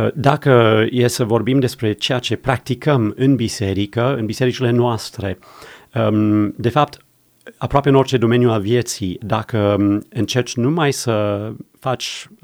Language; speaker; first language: Romanian; non-native, fluent; English